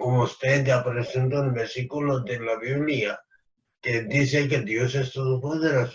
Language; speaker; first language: Spanish; non-native, fluent; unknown